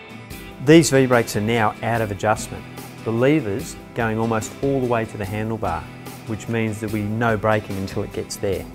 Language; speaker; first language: English; native; English